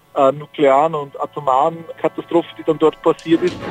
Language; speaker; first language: German; native; German